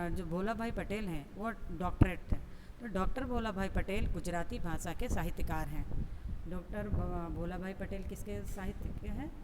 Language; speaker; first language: Hindi; non-native, local second language; Gujarati